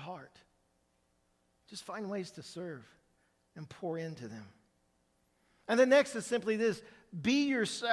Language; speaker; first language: English; native; English